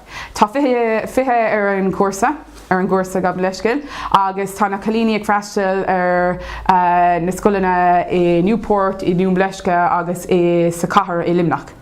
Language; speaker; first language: Irish; non-native, local second language; English